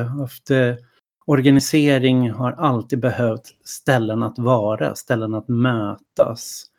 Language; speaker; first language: Swedish; native; Swedish